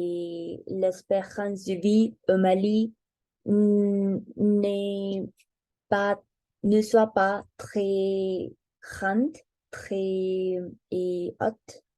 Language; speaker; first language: French; non-native, learner; Spanish